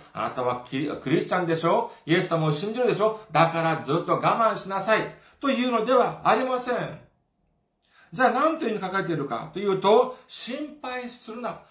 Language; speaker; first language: Japanese; non-native, fluent; Korean